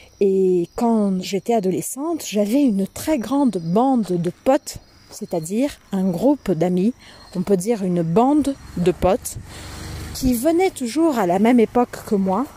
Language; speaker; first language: French; non-native, fluent; Portuguese